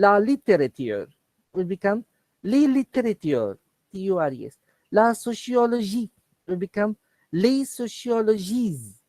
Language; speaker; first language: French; non-native, fluent; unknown